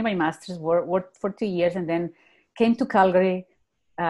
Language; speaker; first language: English; non-native, fluent; Spanish